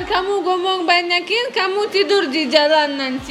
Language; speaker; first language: Indonesian; non-native, learner; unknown